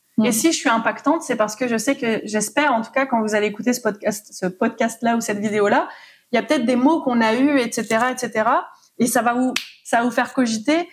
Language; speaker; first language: French; native; French